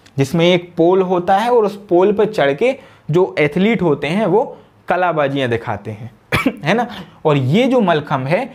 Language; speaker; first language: Hindi; native; Hindi